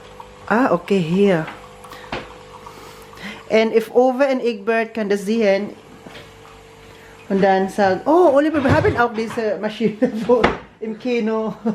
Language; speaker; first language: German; non-native, learner; Filipino